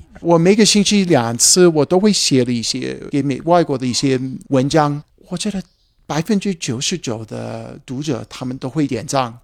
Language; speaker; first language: Chinese; non-native, fluent; English